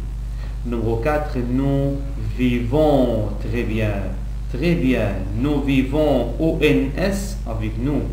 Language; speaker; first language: French; non-native, local second language; Arabic